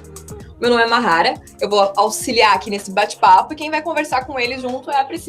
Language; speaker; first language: Portuguese; native; Portuguese